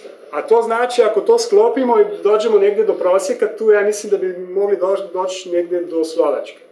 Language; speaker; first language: Serbian; non-native, fluent; Slovenian